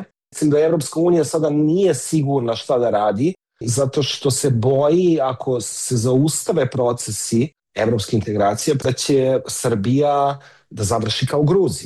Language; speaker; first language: Serbian; native; Serbian